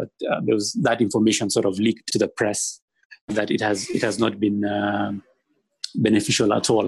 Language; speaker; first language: English; non-native, local second language; Somali